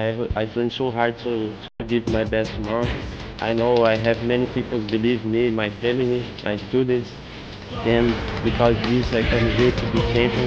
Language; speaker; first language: English; non-native, learner; Portuguese